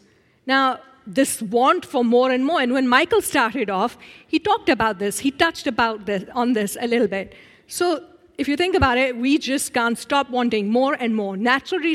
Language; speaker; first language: English; non-native, local second language; Urdu